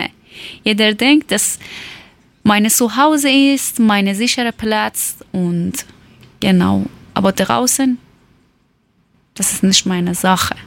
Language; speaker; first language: German; non-native, learner; Persian